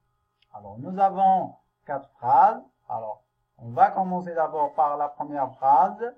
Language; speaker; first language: French; non-native, local second language; Arabic